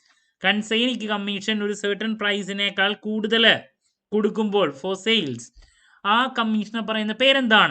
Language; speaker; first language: Malayalam; native; Malayalam